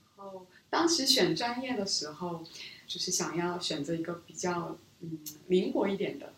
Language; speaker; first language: Chinese; early bilingual, other home language; Korean